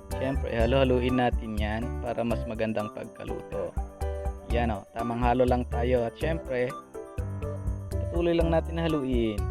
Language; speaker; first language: Filipino; non-native, local second language; Iloko